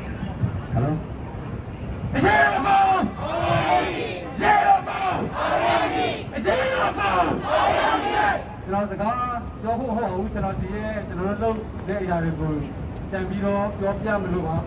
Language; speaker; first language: Burmese; non-native, local second language; Kachin